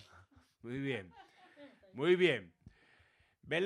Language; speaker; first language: Spanish; native; Spanish